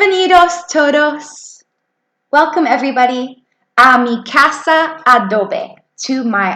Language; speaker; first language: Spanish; non-native, fluent; English